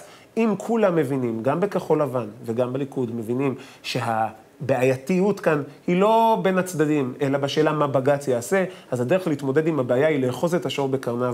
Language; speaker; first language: Hebrew; native; Hebrew